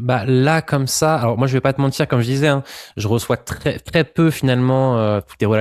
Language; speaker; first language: French; native; French